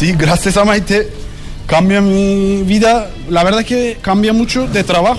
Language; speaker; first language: Spanish; non-native, learner; Turkish